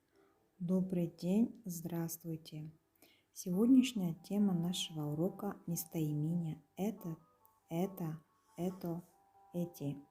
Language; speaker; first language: Russian; non-native, local second language; Kazakh